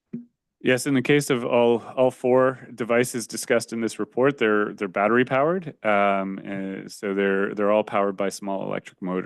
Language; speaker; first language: English; native; English